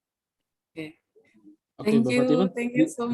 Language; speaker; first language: English; non-native, fluent; Indonesian